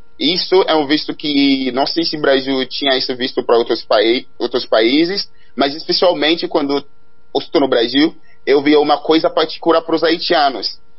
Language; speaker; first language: Portuguese; non-native, fluent; Haitian Creole